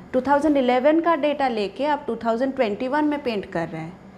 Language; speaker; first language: Hindi; non-native, local second language; Bangla